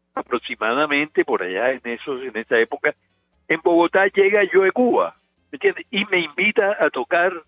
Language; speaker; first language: Spanish; native; Spanish